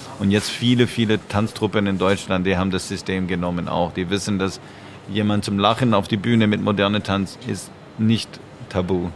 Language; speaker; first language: German; non-native, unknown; French